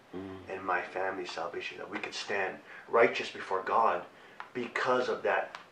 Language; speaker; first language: English; native; English